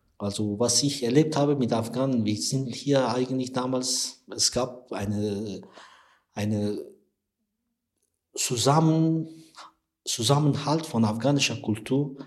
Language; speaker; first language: German; non-native, learner; Persian